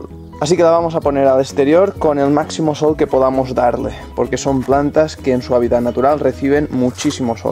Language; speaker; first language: Spanish; native; Spanish